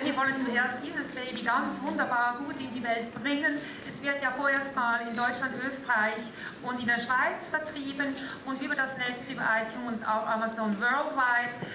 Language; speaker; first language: German; native; German